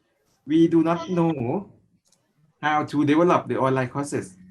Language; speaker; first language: English; non-native, learner; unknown